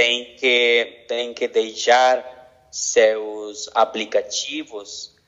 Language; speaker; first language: Portuguese; non-native, learner; Spanish